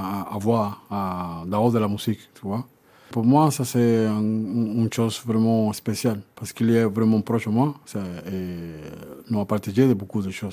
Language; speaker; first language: French; non-native, learner; Spanish